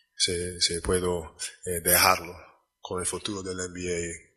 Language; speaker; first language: Spanish; non-native, learner; English